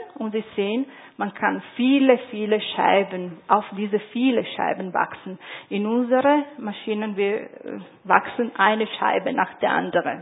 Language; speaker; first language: German; non-native, fluent; Italian